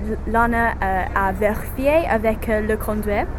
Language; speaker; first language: French; non-native, learner; English